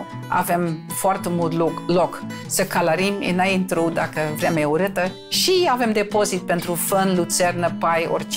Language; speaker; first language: Romanian; non-native, fluent; Dutch